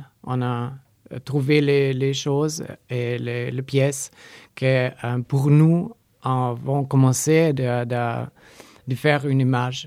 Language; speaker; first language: French; non-native, learner; Polish